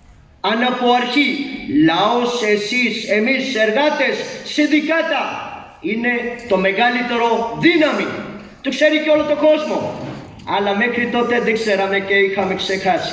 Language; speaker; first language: Greek; non-native, learner; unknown